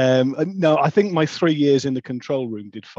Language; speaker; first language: English; native; English